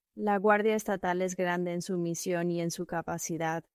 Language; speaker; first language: Spanish; non-native, fluent; Chinese